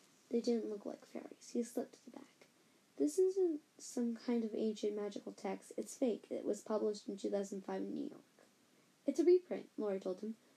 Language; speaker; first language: English; native; English